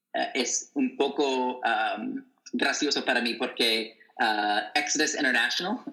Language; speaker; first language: Spanish; non-native, fluent; English